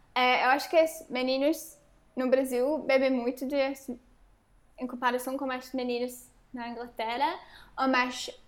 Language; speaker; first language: Portuguese; non-native, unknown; English